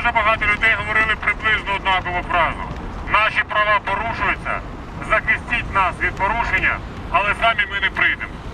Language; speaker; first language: Ukrainian; native; Ukrainian